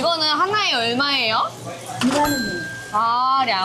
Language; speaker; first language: Korean; non-native, learner; Chinese